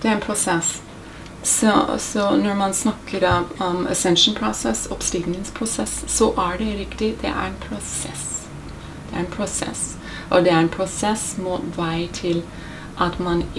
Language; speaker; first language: Norwegian; non-native, fluent; English